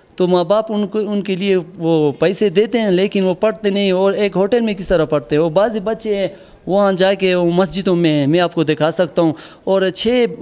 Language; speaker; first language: Urdu; non-native, local second language; Khowar